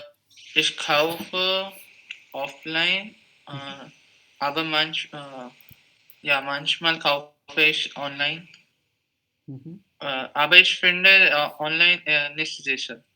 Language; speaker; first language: German; non-native, learner; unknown